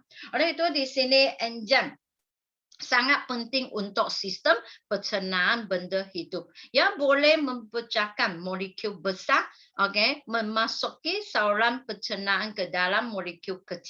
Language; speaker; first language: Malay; non-native, local second language; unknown